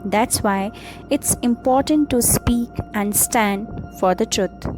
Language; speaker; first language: English; non-native, local second language; Hindi